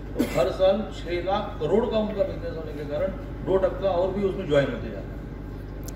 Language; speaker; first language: Hindi; non-native, local second language; Marathi